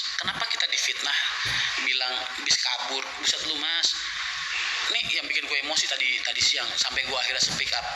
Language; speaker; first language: Indonesian; native; Indonesian